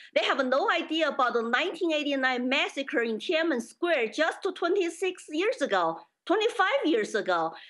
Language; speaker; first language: English; non-native, fluent; Chinese